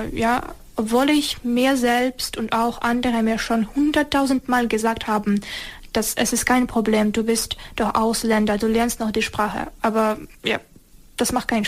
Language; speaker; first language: German; non-native, fluent; Ukrainian